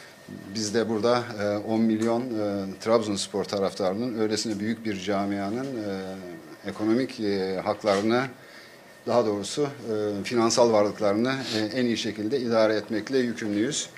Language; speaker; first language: Turkish; native; Turkish